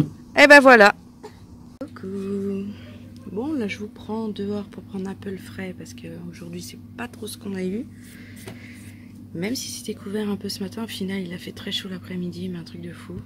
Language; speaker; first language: French; native; French